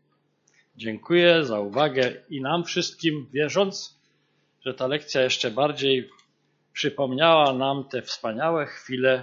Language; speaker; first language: Polish; native; Polish